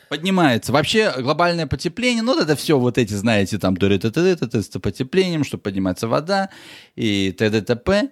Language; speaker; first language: Russian; early bilingual, heritage; Russian